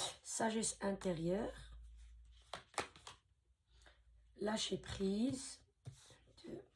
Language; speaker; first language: French; native; French